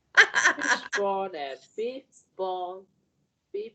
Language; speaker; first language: English; non-native, learner; Vietnamese